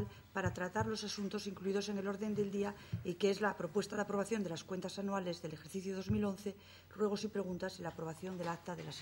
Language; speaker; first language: Spanish; native; Spanish